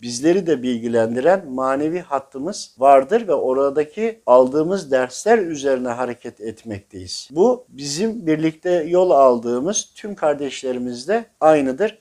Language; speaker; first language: Turkish; native; Turkish